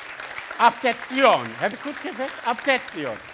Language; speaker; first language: Dutch; non-native, fluent; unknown